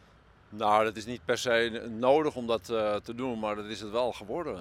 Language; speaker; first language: Dutch; native; Dutch